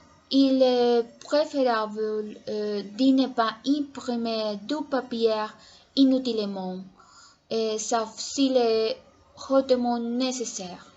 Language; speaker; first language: French; non-native, learner; Spanish